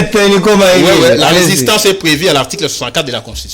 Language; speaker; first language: French; non-native, local second language; Lingala